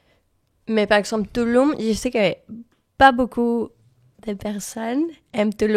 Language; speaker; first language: French; non-native, learner; Spanish